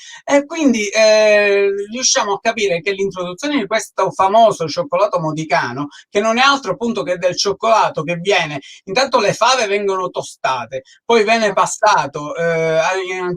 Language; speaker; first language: Italian; native; Italian